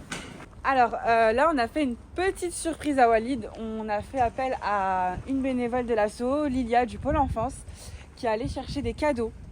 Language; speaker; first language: French; native; French